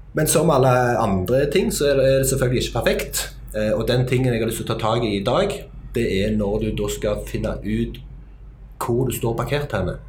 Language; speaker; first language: Norwegian; native; Norwegian